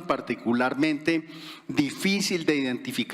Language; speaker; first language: Spanish; native; Spanish